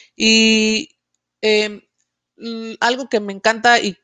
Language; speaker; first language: Spanish; native; Spanish